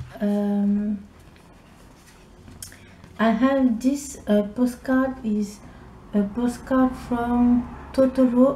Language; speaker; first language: English; non-native, learner; French